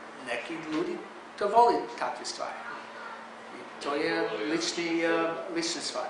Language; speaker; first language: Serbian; non-native, learner; English